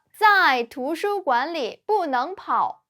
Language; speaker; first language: Chinese; non-native, fluent; Korean